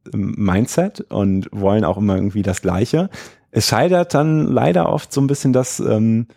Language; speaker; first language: German; native; German